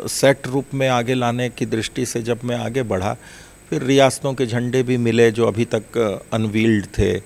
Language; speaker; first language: Hindi; native; Hindi